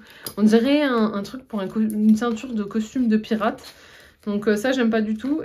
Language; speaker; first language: French; native; French